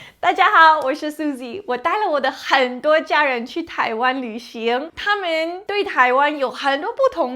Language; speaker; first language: Chinese; non-native, fluent; English